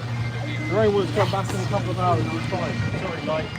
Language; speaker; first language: English; native; English